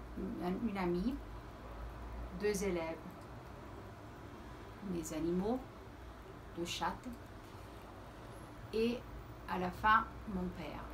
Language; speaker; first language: French; early bilingual, heritage; Portuguese